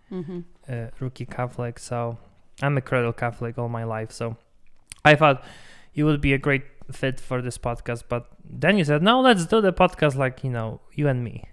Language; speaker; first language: English; non-native, fluent; Polish